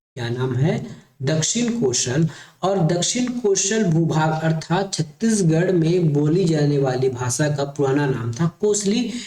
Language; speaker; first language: Hindi; native; Hindi